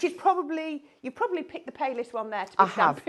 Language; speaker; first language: English; native; English